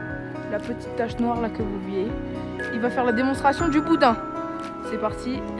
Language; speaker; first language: French; native; French